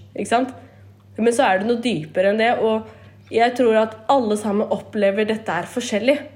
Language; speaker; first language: Norwegian; early bilingual, other home language; Kurdish